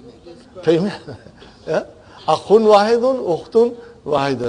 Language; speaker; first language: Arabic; non-native, fluent; Urdu